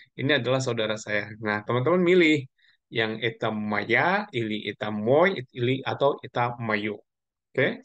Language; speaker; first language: Indonesian; non-native, local second language; Javanese